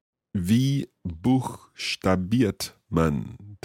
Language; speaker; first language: German; non-native, learner; English